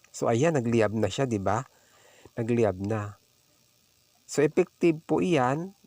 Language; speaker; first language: Filipino; non-native, local second language; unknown